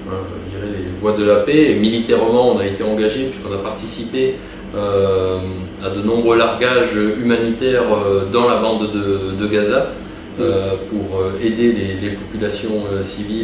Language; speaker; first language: French; native; French